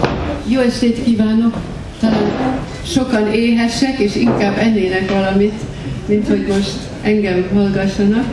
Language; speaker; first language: Hungarian; early bilingual, heritage; Hungarian